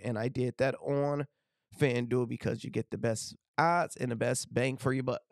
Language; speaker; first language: English; native; English